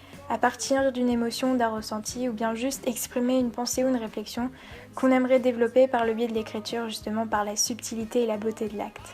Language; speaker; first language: French; native; French